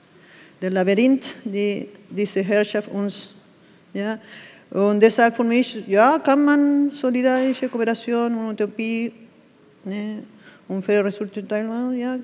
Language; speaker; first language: German; non-native, fluent; Spanish